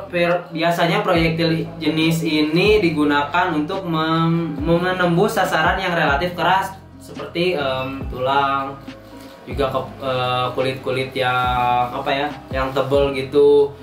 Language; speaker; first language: Indonesian; native; Indonesian